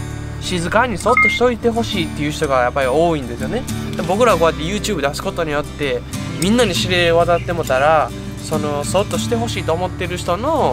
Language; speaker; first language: Japanese; native; Japanese